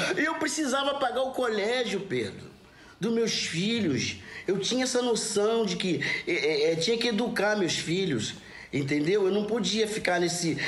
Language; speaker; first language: Portuguese; native; Portuguese